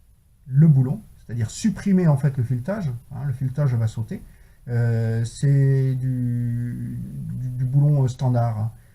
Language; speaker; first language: French; native; French